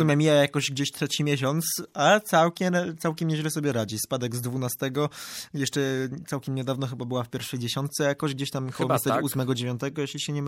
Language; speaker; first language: Polish; native; Polish